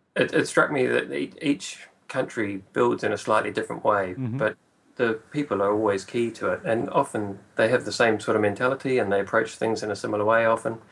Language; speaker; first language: English; native; English